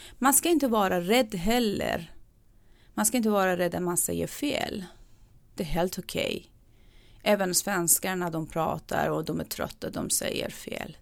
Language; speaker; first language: Swedish; non-native, fluent; Persian